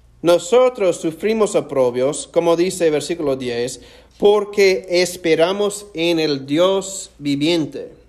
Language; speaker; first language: Spanish; non-native, fluent; English